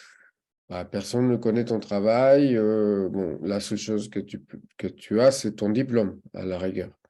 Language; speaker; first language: French; non-native, fluent; Spanish